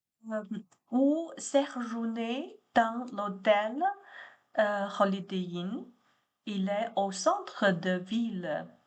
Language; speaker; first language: French; non-native, learner; Chinese